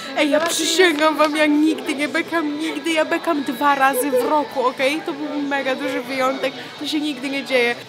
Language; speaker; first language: Polish; early bilingual, heritage; Polish